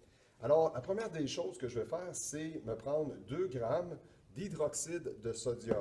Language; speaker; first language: French; native; French